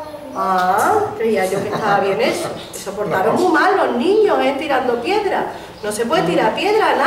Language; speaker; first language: Spanish; native; Spanish